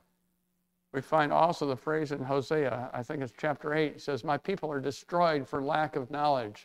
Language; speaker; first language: English; native; English